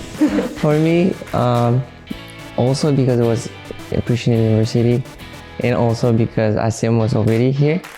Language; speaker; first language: English; non-native, fluent; Russian